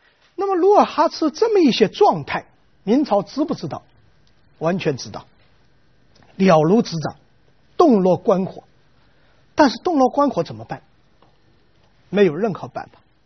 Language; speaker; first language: Chinese; native; Chinese